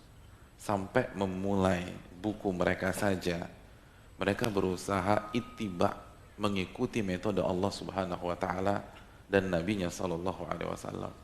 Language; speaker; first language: Indonesian; native; Indonesian